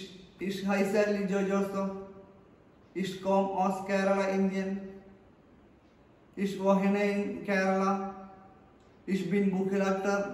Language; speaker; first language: German; non-native, learner; Malayalam